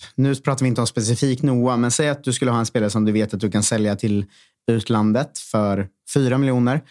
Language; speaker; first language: Swedish; native; Swedish